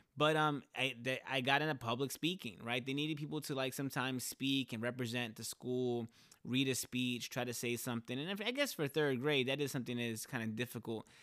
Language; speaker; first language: English; early bilingual, other home language; Spanish